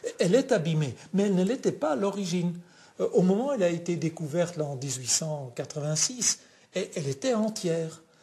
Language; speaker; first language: French; non-native, local second language; Dutch